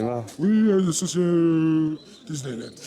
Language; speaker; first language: French; non-native, fluent; Chinese